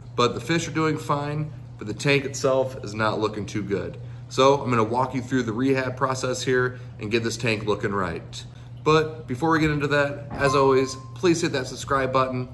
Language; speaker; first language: English; native; English